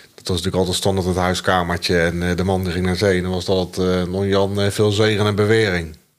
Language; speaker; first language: Dutch; native; Dutch